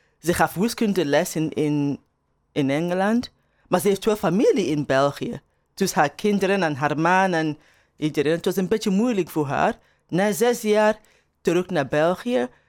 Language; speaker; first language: Dutch; non-native, fluent; Igbo